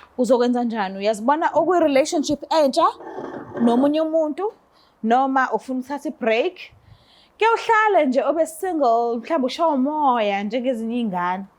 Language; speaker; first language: Zulu; native; Zulu